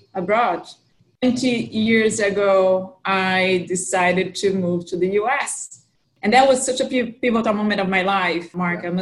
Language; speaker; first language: English; non-native, fluent; Portuguese